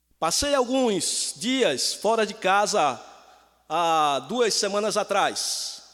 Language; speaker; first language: Portuguese; native; Portuguese